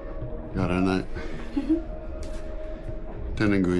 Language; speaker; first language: Japanese; non-native, learner; English